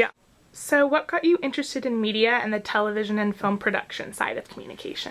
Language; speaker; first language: English; native; English